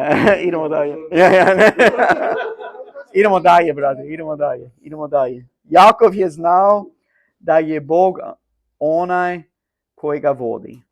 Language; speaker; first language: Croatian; non-native, learner; English